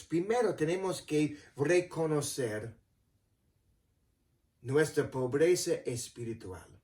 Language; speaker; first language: Spanish; non-native, fluent; English